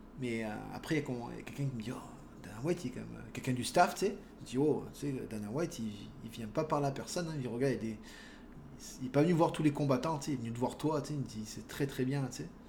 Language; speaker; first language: French; native; French